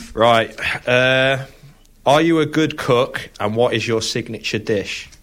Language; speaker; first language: English; native; English